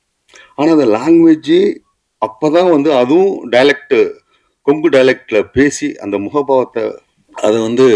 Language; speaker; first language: Tamil; native; Tamil